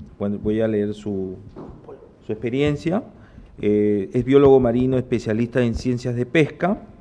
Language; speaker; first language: Spanish; native; Spanish